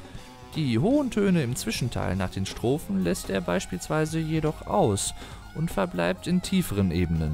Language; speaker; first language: German; native; German